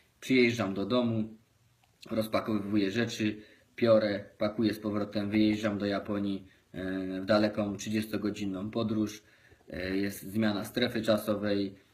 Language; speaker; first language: Polish; native; Polish